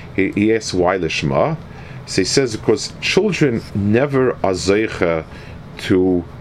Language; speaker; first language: English; native; English